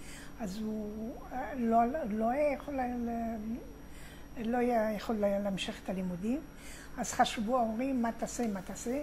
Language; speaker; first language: Hebrew; non-native, fluent; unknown